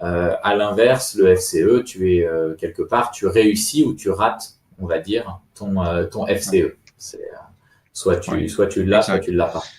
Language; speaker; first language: French; native; French